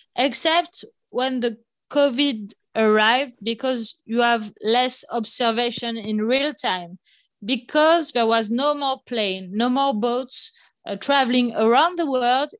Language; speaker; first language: English; non-native, fluent; French